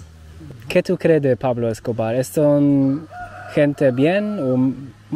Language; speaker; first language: Spanish; non-native, learner; German